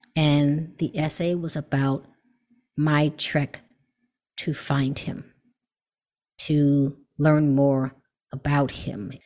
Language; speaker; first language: English; native; English